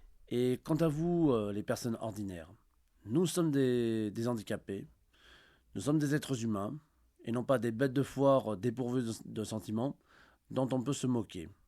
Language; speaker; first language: French; native; French